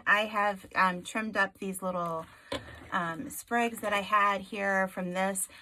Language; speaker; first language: English; native; English